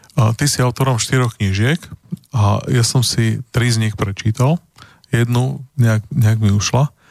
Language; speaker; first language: Slovak; native; Slovak